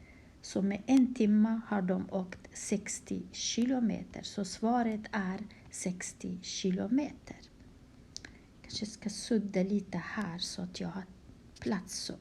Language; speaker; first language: Swedish; non-native, fluent; Kurdish